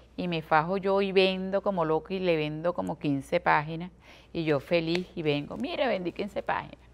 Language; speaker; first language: Spanish; native; Spanish